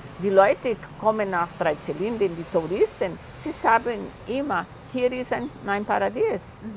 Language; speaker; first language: German; non-native, local second language; Portuguese